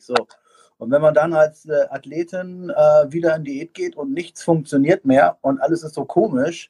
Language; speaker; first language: German; native; German